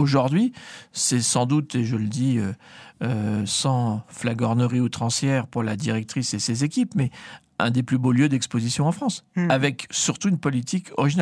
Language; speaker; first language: French; native; French